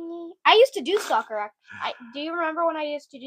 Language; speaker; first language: English; native; English